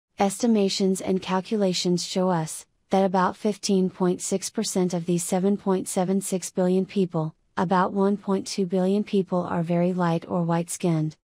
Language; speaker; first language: English; non-native, fluent; Finnish